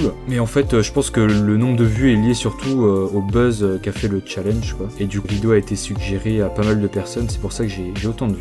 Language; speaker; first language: French; native; French